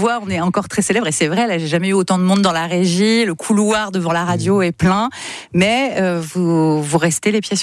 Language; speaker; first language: French; native; French